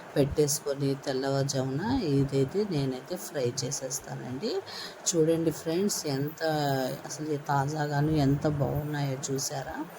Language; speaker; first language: Telugu; non-native, local second language; Urdu